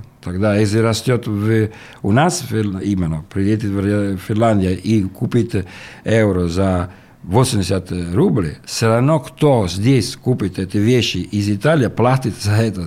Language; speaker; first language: Russian; non-native, learner; Italian